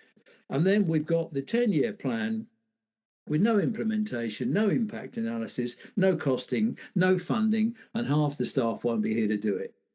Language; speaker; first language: English; native; English